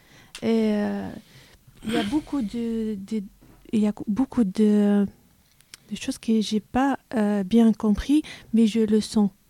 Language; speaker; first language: French; non-native, learner; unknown